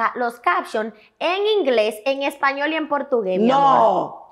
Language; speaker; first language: Spanish; native; Spanish